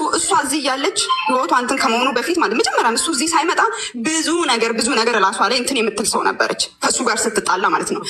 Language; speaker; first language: Amharic; native; Amharic